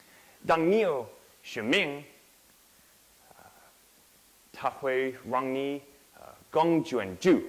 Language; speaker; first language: Chinese; non-native, learner; English